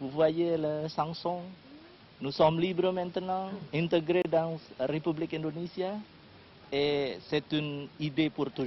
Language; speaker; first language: French; non-native, learner; Indonesian